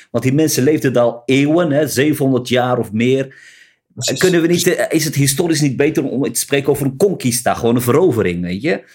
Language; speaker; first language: Dutch; early bilingual, other home language; Riffian